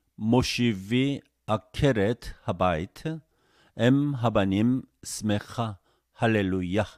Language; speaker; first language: Hebrew; non-native, fluent; Korean